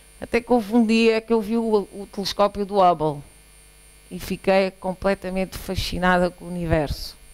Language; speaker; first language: Portuguese; native; Portuguese